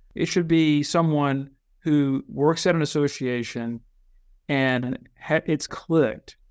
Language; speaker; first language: English; native; English